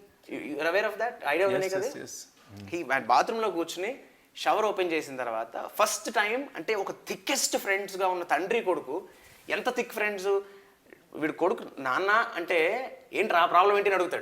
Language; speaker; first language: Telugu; native; Telugu